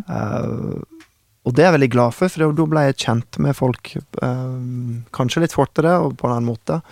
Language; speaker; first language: Norwegian; non-native, fluent; English